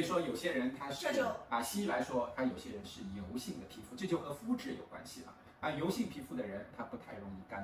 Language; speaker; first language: Chinese; native; Chinese